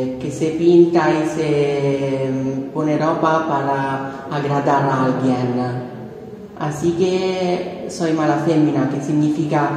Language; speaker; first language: Spanish; non-native, fluent; Italian